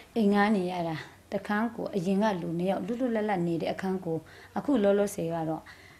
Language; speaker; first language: Burmese; non-native, local second language; Kachin